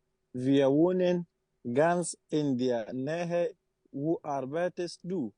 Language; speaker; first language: German; non-native, learner; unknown